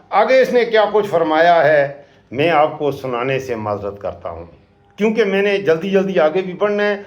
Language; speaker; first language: Urdu; non-native, local second language; Pashto